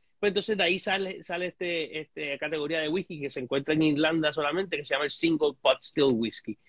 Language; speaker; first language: Spanish; native; Spanish